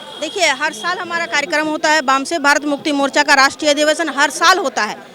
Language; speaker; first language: Hindi; non-native, local second language; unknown